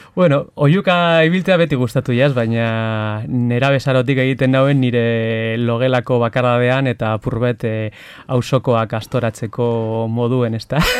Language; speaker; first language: Basque; non-native, local second language; Spanish